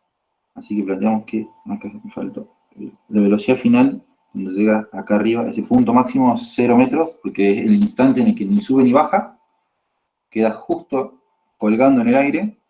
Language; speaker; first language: Spanish; native; Spanish